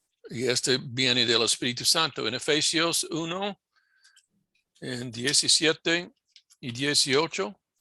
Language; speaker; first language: Spanish; non-native, fluent; English